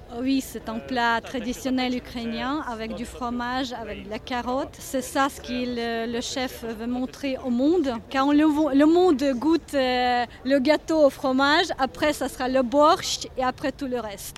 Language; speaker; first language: French; non-native, fluent; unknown